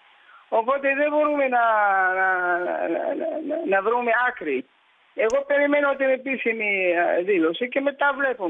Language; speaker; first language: Greek; early bilingual, heritage; Greek